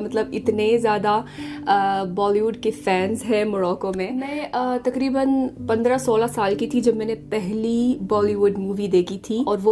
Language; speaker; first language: Hindi; non-native, fluent; Arabic